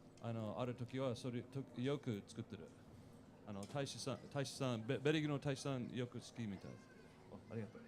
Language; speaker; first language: Japanese; non-native, learner; English